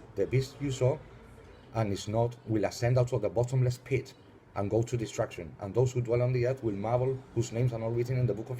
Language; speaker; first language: English; non-native, fluent; Spanish